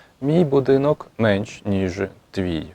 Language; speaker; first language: Ukrainian; non-native, fluent; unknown